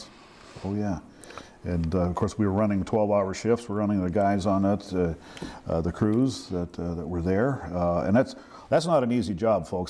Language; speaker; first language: English; native; English